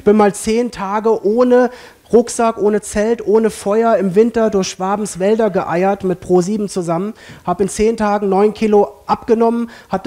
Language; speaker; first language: German; native; German